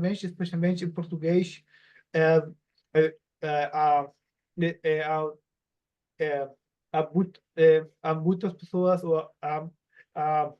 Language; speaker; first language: Portuguese; non-native, learner; German